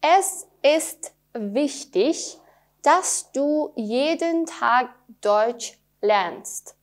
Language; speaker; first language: German; non-native, fluent; Persian